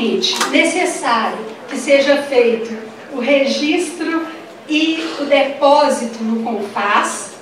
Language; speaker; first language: Portuguese; native; Portuguese